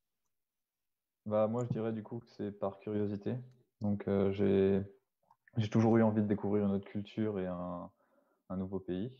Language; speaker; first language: French; native; French